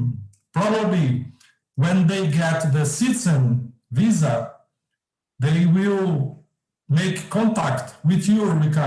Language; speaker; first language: English; non-native, learner; Portuguese